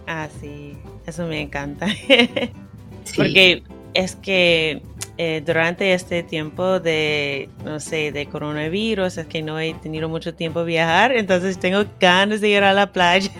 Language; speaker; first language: Spanish; non-native, fluent; English